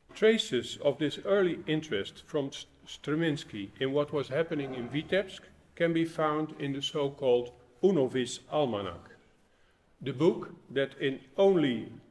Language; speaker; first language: English; non-native, fluent; Dutch